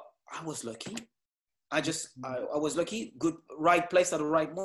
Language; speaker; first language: English; non-native, fluent; French